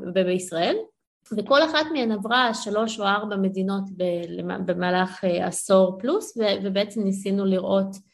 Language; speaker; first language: Hebrew; early bilingual, other home language; Ukrainian